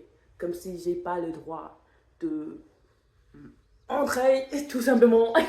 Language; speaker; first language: French; non-native, fluent; English